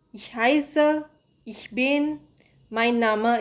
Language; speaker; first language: German; non-native, fluent; Hindi